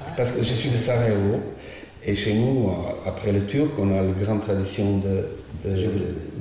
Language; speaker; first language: French; non-native, fluent; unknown